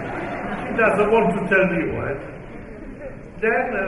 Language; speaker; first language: English; non-native, fluent; Italian